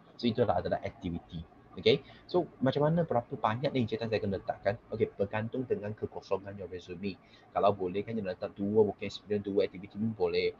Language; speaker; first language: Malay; non-native, local second language; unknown